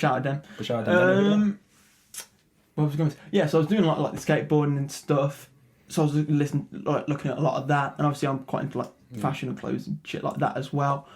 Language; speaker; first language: English; native; English